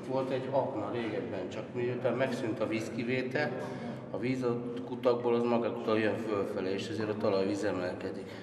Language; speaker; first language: Hungarian; native; Hungarian